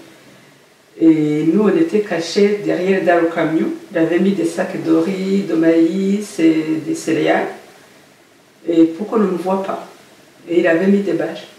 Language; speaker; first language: French; non-native, local second language; Kinyarwanda